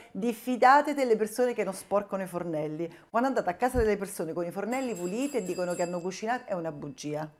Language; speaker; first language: Italian; native; Italian